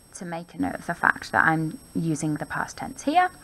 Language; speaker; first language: English; native; English